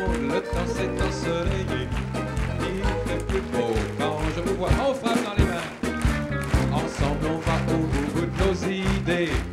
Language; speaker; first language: French; native; French